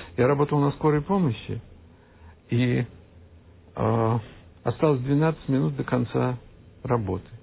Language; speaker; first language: Russian; native; Russian